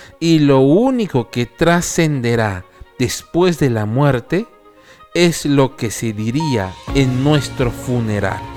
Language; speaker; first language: Spanish; native; Spanish